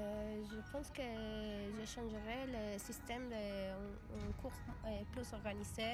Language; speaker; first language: French; non-native, learner; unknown